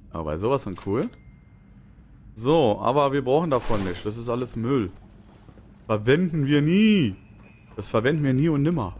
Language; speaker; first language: German; native; German